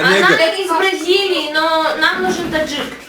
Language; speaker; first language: Russian; native; Russian